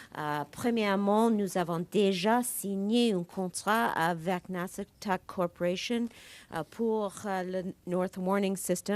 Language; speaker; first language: French; non-native, local second language; English